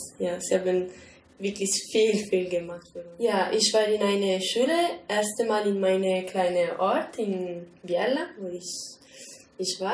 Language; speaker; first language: German; non-native, learner; Italian